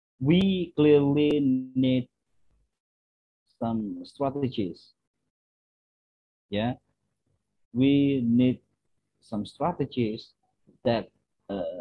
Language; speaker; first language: English; non-native, fluent; Indonesian